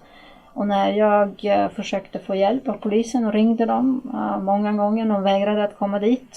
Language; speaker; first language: Swedish; non-native, fluent; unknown